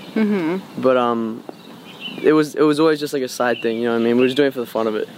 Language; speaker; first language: English; native; English